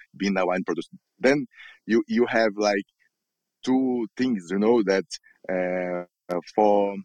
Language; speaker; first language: English; non-native, learner; Portuguese